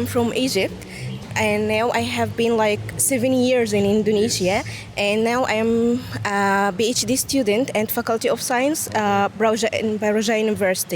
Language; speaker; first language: English; non-native, fluent; Arabic